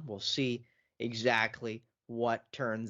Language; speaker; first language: English; native; English